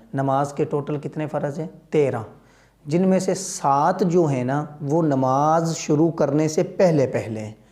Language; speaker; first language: Urdu; non-native, local second language; Punjabi